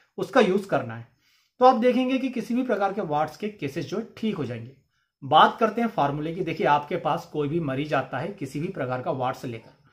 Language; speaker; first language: Hindi; native; Hindi